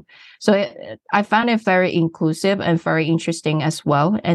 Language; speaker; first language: English; non-native, local second language; Cantonese